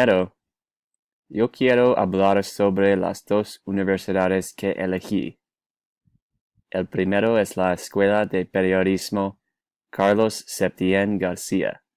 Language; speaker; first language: Spanish; non-native, learner; English